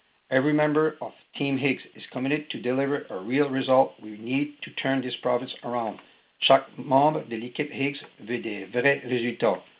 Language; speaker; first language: French; native; French